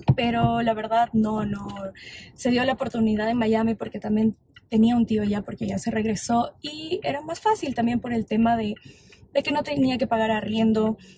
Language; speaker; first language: Spanish; native; Spanish